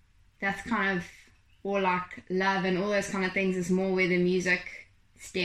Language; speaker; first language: English; native; English